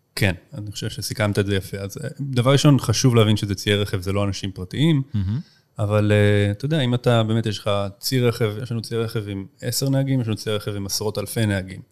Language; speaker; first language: Hebrew; native; Hebrew